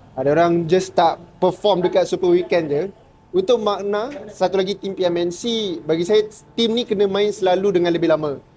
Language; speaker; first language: Malay; native; Malay